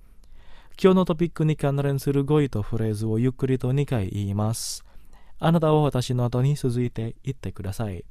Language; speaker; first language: Japanese; non-native, fluent; Indonesian